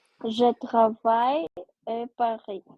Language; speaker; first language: French; non-native, learner; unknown